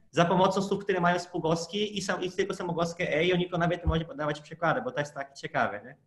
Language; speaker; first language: Polish; non-native, fluent; Portuguese